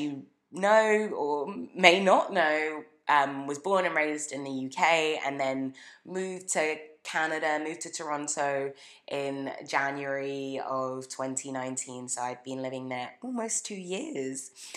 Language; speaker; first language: English; native; English